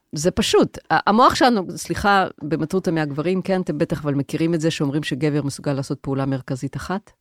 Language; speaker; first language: Hebrew; native; Hebrew